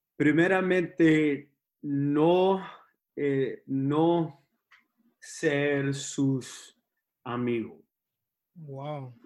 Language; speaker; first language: Spanish; early bilingual, heritage; Spanish